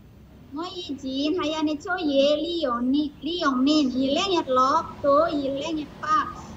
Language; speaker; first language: Chinese; non-native, learner; Indonesian